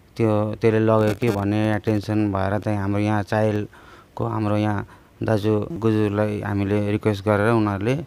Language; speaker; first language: Nepali; native; Nepali